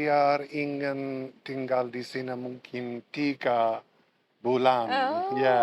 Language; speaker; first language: Indonesian; non-native, learner; English